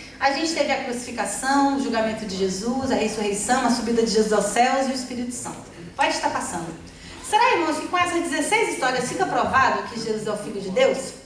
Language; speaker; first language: Portuguese; native; Portuguese